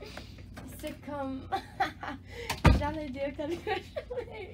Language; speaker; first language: French; non-native, learner; English